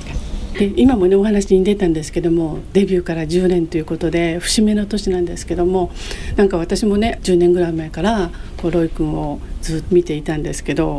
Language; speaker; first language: Japanese; native; Japanese